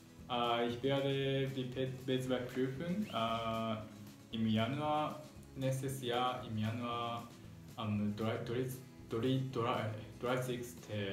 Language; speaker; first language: German; non-native, learner; Japanese